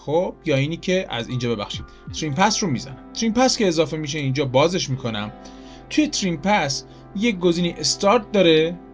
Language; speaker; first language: Persian; native; Persian